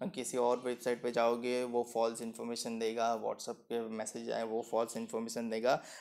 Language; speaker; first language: Hindi; non-native, local second language; Gujarati